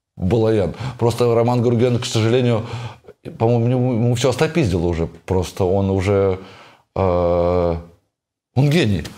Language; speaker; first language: Russian; native; Russian